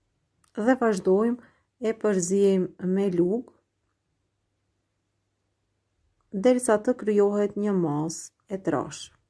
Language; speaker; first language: Albanian; native; Albanian